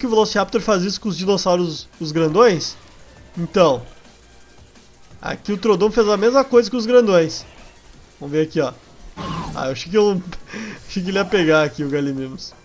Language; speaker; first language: Portuguese; native; Portuguese